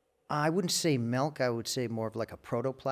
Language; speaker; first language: English; native; English